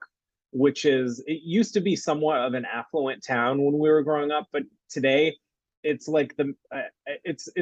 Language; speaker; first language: English; native; English